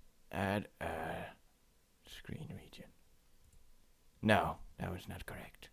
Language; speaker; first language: English; non-native, fluent; Swedish